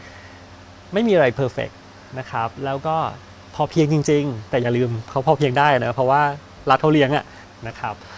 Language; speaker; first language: Thai; native; Thai